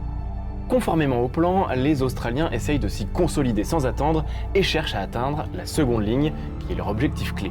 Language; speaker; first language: French; native; French